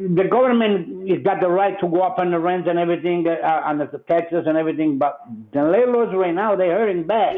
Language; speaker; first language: English; non-native, fluent; Italian